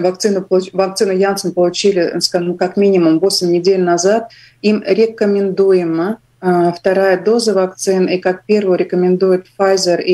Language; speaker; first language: Russian; non-native, local second language; Latvian